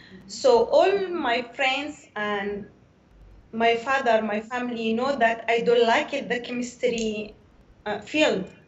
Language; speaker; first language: English; non-native, learner; Arabic